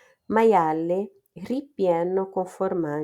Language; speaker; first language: Italian; non-native, fluent; Portuguese